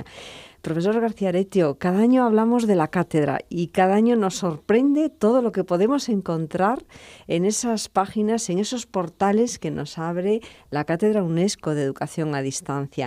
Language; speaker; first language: Spanish; native; Spanish